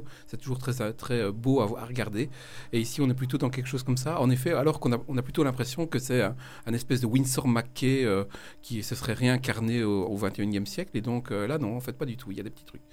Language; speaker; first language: French; native; French